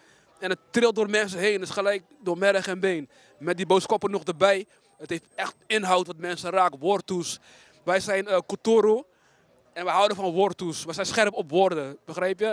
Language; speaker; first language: Dutch; native; Dutch